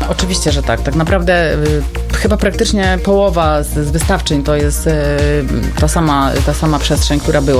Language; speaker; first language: Polish; native; Polish